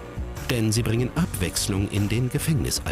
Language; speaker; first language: German; native; German